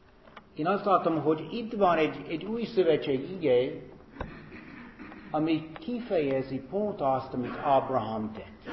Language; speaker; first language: Hungarian; non-native, fluent; English